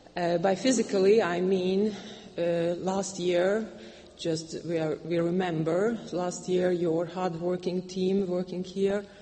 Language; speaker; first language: English; non-native, fluent; Hungarian